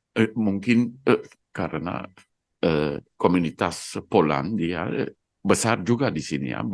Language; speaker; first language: Indonesian; non-native, fluent; Dutch